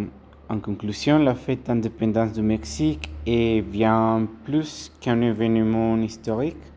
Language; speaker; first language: French; non-native, learner; Spanish